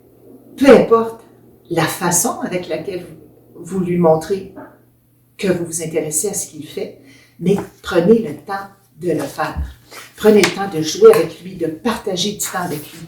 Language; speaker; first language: French; native; French